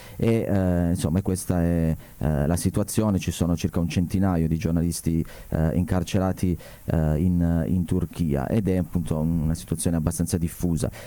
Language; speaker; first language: Italian; native; Italian